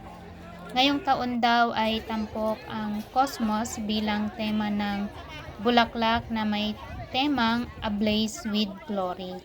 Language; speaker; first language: Filipino; native; Filipino